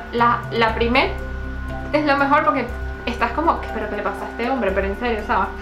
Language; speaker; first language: Spanish; native; Spanish